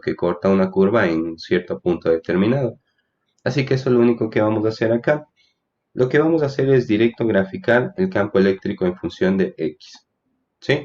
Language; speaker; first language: Spanish; native; Spanish